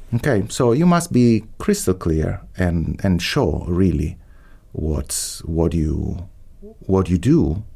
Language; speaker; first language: English; non-native, fluent; Italian